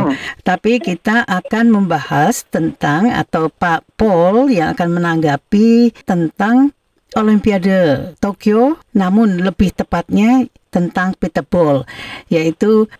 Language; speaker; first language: Indonesian; native; Indonesian